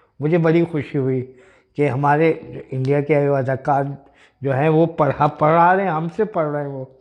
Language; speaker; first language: Urdu; native; Urdu